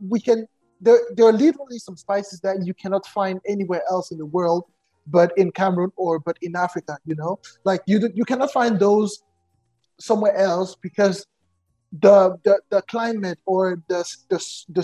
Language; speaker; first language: English; non-native, local second language; French